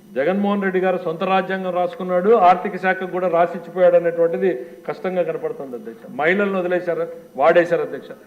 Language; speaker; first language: Telugu; native; Telugu